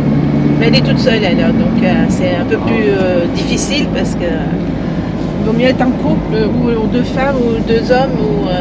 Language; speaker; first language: French; native; French